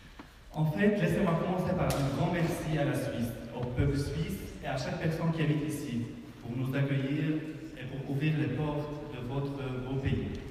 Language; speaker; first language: French; non-native, fluent; Arabic